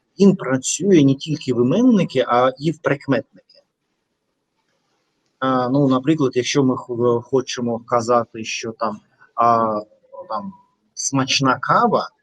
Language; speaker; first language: Ukrainian; non-native, fluent; Russian